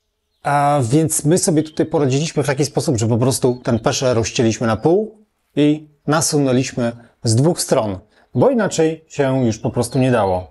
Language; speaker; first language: Polish; native; Polish